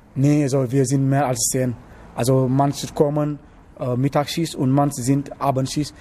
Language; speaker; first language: German; non-native, learner; Wolof